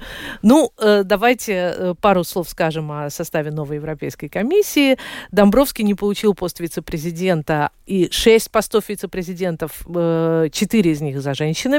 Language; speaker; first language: Russian; native; Russian